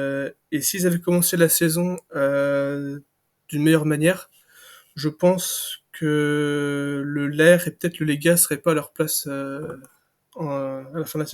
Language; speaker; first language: French; native; French